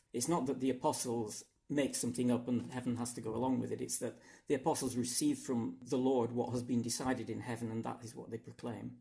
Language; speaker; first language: English; native; English